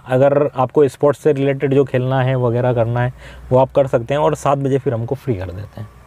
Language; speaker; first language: Hindi; native; Hindi